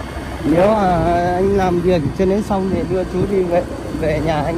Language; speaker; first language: Vietnamese; native; Vietnamese